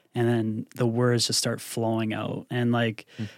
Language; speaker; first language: English; native; English